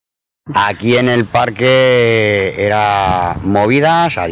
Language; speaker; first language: Spanish; native; Spanish